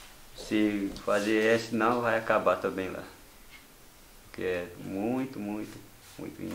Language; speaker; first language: Portuguese; non-native, local second language; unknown